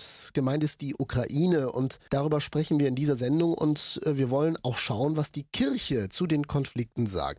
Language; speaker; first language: German; native; German